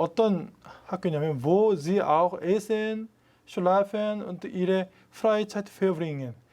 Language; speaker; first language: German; non-native, fluent; Korean